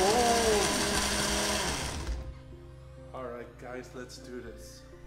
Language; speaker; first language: English; native; English